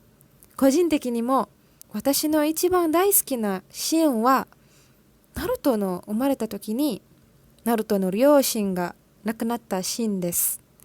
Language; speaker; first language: Japanese; non-native, learner; Malay